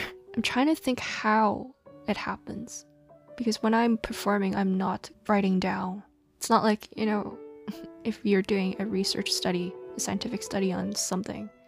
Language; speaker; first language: English; non-native, local second language; Cantonese